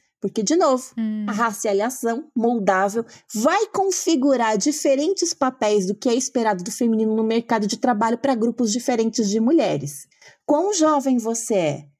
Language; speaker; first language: Portuguese; native; Portuguese